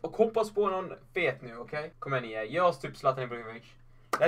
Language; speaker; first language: Swedish; native; Swedish